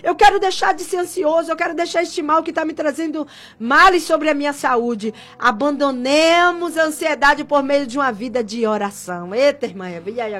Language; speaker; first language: Portuguese; native; Portuguese